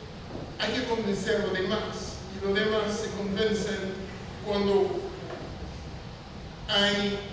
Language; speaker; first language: Spanish; non-native, fluent; French